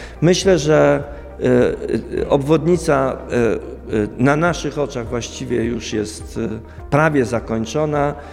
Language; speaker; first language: Polish; native; Polish